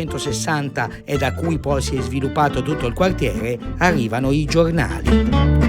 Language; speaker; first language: Italian; native; Italian